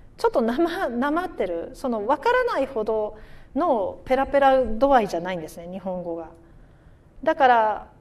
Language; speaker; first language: Japanese; native; Japanese